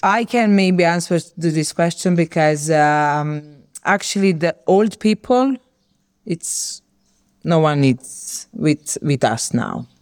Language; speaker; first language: English; non-native, learner; Serbian